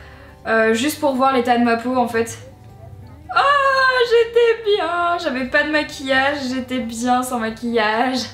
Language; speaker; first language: French; native; French